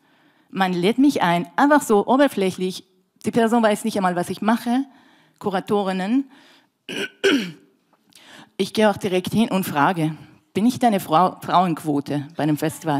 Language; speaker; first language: German; non-native, fluent; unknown